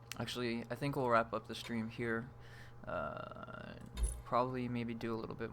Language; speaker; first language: English; native; English